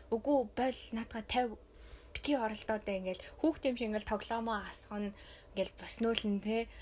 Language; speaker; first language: Mongolian; native; Mongolian